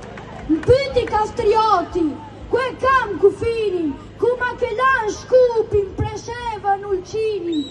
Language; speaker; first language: Albanian; early bilingual, heritage; Albanian